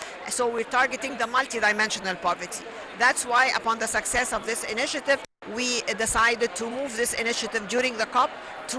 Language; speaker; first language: English; non-native, fluent; Arabic